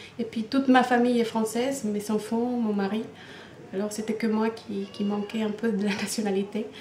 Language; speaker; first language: French; non-native, fluent; Spanish